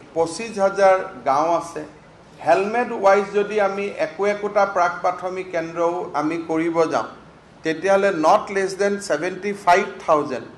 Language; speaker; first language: Assamese; native; Assamese